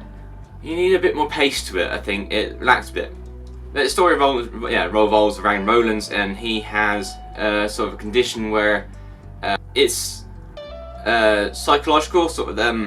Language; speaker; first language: English; native; English